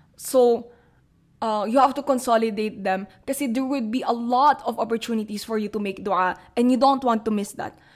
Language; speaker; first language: English; non-native, local second language; Filipino